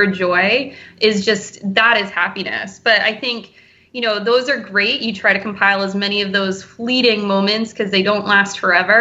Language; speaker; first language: English; native; English